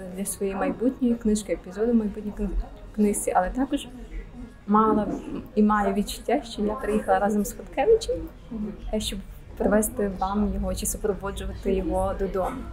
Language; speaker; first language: Ukrainian; native; Ukrainian